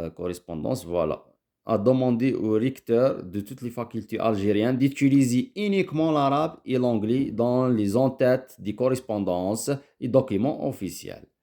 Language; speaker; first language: French; non-native, local second language; Arabic